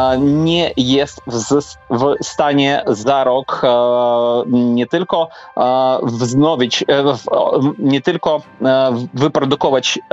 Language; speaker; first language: Polish; non-native, fluent; Ukrainian